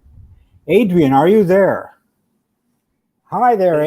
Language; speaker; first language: English; native; English